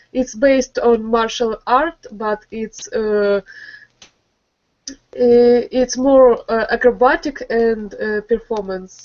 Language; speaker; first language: English; non-native, learner; Russian